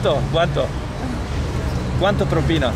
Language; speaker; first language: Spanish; non-native, learner; Norwegian